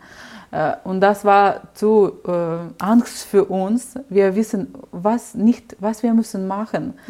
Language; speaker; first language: German; non-native, learner; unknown